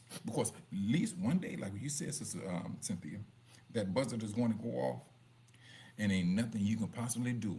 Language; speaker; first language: English; native; English